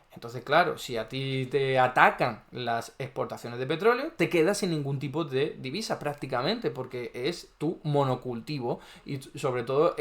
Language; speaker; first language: Spanish; native; Spanish